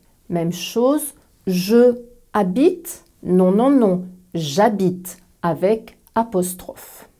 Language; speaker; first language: French; native; French